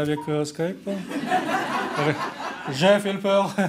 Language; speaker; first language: French; non-native, learner; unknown